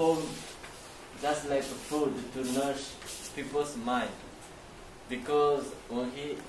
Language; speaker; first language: English; non-native, learner; Chinese